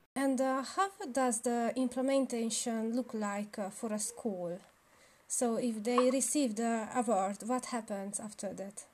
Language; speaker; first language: English; non-native, learner; Hungarian